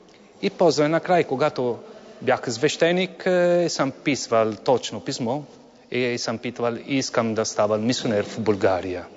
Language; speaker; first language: Bulgarian; non-native, learner; Italian